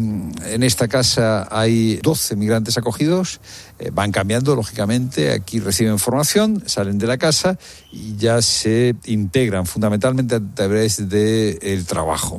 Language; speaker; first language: Spanish; native; Spanish